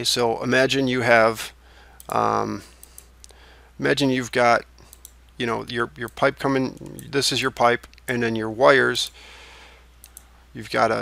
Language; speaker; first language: English; native; English